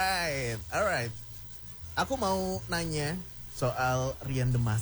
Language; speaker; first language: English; non-native, learner; Indonesian